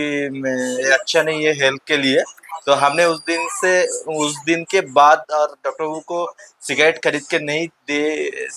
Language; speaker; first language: Hindi; non-native, local second language; Bangla